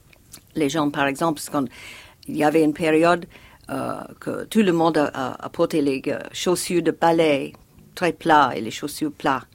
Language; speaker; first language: French; non-native, fluent; English